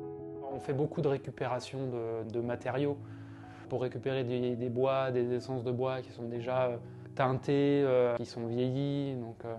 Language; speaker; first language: French; native; French